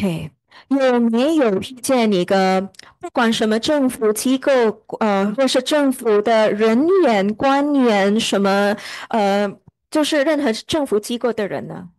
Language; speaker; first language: Chinese; early bilingual, heritage; Chinese